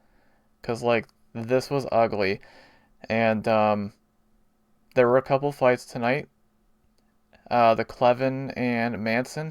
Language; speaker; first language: English; native; English